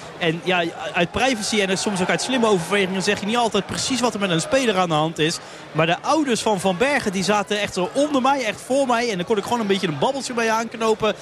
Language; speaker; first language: Dutch; native; Dutch